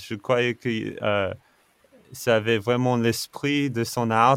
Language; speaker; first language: French; non-native, fluent; English